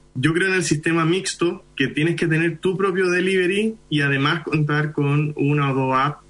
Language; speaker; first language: Spanish; early bilingual, other home language; Hindi